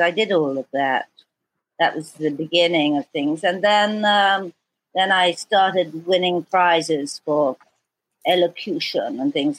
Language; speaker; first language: English; native; English